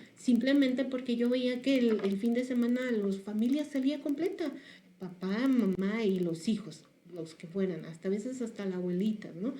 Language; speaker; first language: Spanish; native; Spanish